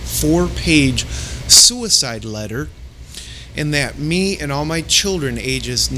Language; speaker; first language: English; native; English